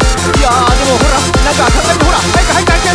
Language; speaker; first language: Japanese; native; Japanese